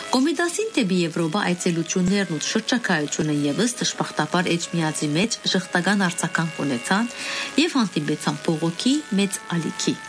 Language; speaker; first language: Armenian; early bilingual, heritage; Armenian